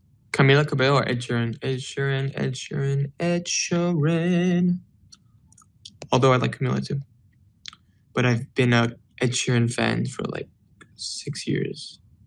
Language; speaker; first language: English; early bilingual, other home language; Spanish